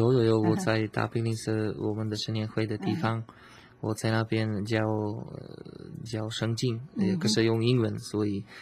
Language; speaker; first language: Chinese; non-native, learner; Slovak